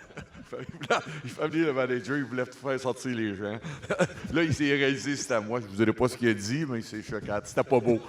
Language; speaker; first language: French; native; French